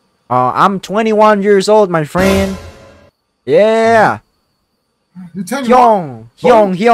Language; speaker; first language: English; non-native, learner; Indonesian